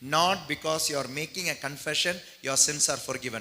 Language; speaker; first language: English; non-native, local second language; Tamil